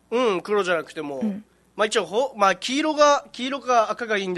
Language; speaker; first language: Japanese; native; Japanese